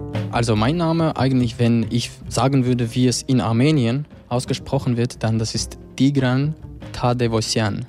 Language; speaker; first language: German; non-native, fluent; Armenian